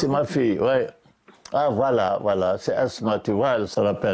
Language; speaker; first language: French; non-native, local second language; Arabic